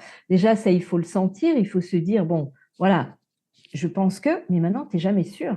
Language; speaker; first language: French; native; French